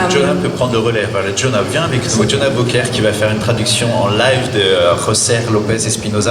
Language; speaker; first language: French; native; French